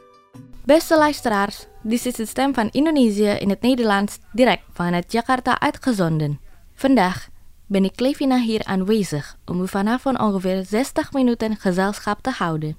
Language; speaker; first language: Dutch; non-native, fluent; Indonesian